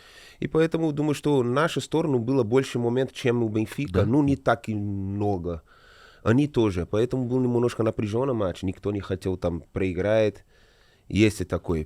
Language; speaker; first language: Russian; non-native, learner; Portuguese